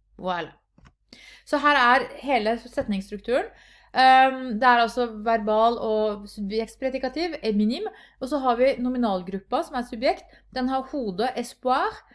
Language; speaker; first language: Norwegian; native; Norwegian